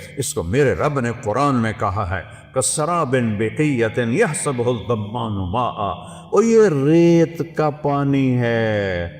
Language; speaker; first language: Urdu; non-native, local second language; Saraiki